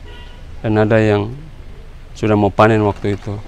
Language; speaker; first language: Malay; non-native, local second language; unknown